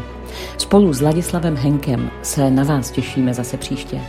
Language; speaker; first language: Czech; native; Czech